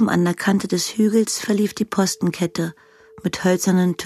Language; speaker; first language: German; native; German